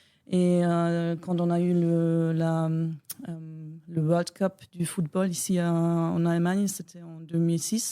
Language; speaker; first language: French; non-native, learner; German